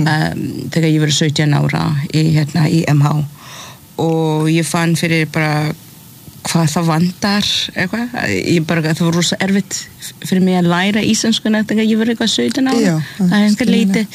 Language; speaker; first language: Icelandic; early bilingual, heritage; Icelandic